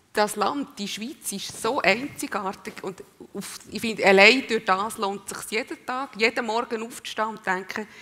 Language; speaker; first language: German; native; German